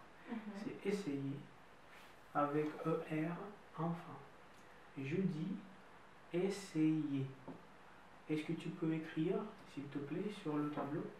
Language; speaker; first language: French; non-native, fluent; Russian